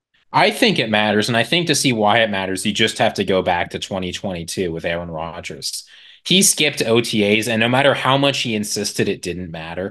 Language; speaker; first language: English; native; English